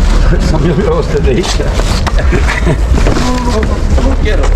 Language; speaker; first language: Spanish; non-native, learner; Filipino